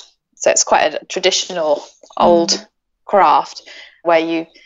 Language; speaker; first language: English; native; English